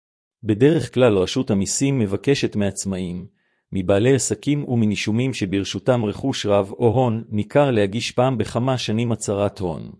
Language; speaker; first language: Hebrew; native; Hebrew